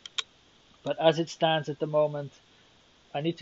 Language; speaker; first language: English; native; English